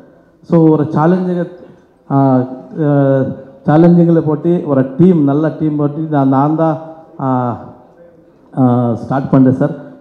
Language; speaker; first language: Tamil; non-native, learner; Kannada